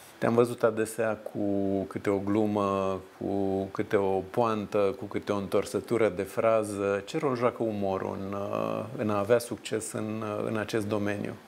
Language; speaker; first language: Romanian; native; Romanian